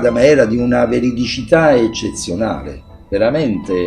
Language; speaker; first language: Italian; native; Italian